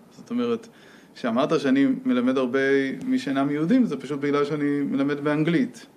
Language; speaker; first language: Hebrew; non-native, fluent; English